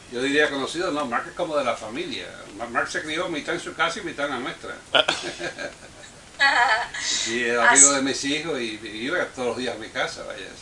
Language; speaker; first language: Spanish; native; Spanish